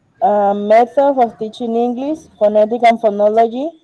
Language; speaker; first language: English; non-native, learner; Spanish